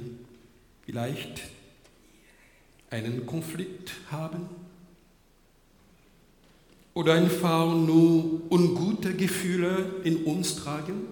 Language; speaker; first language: German; non-native, fluent; French